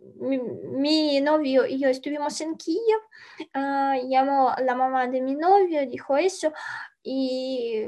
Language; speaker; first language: Spanish; non-native, learner; Ukrainian